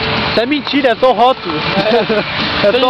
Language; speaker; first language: Portuguese; native; Portuguese